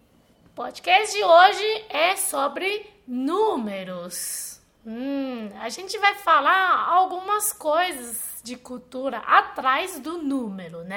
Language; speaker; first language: Portuguese; non-native, fluent; Chinese